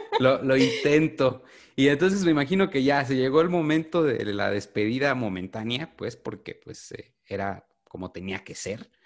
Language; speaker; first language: Spanish; native; Spanish